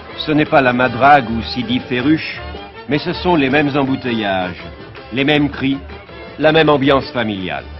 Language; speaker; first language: French; native; French